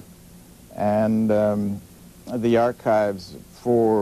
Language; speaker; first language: English; native; English